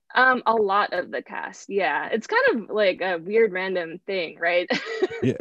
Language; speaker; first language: English; early bilingual, other home language; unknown